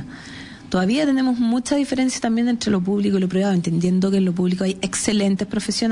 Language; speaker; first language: Spanish; native; Spanish